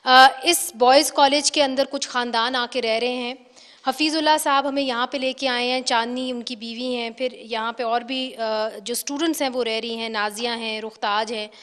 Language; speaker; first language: Urdu; native; Urdu